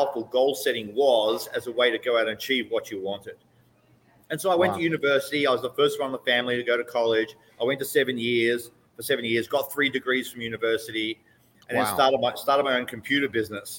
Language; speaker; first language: English; native; English